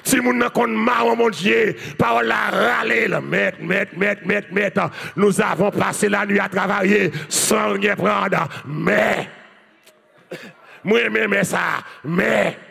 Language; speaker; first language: French; non-native, learner; Haitian Creole